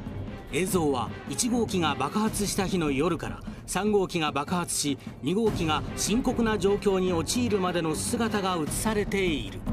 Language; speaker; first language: Japanese; native; Japanese